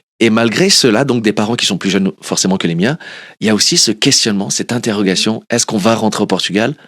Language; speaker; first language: French; early bilingual, other home language; Portuguese